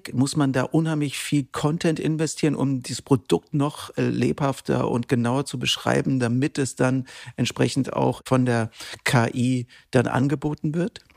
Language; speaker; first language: German; native; German